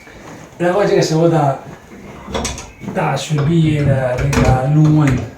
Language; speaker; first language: Chinese; non-native, fluent; Italian